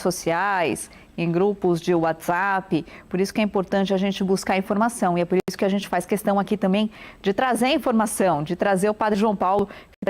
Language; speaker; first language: Portuguese; native; Portuguese